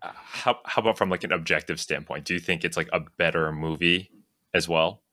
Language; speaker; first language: English; native; English